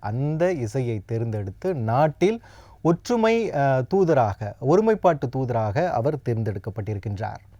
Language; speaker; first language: Tamil; native; Tamil